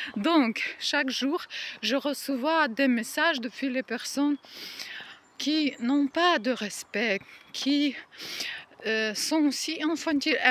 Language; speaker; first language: French; non-native, learner; Ukrainian